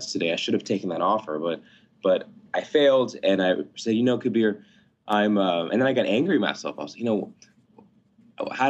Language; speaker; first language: English; native; English